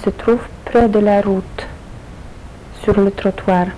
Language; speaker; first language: French; non-native, learner; Polish